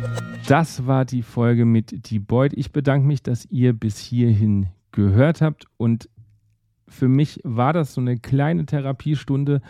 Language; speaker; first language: German; native; German